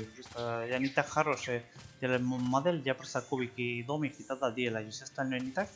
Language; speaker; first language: Russian; non-native, learner; Spanish